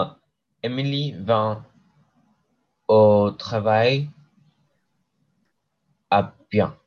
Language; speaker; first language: French; non-native, learner; English